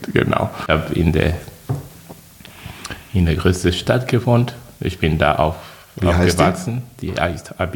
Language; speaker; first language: German; non-native, fluent; French